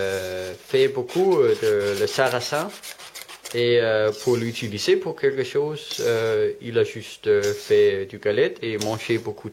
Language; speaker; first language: French; non-native, learner; Danish